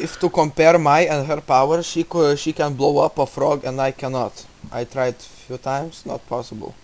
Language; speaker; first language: English; non-native, learner; Russian